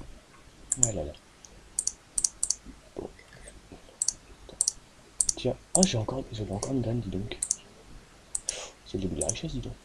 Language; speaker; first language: French; native; French